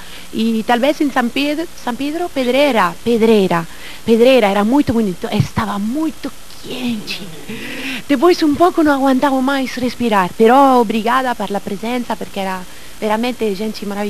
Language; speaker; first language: Portuguese; non-native, learner; Italian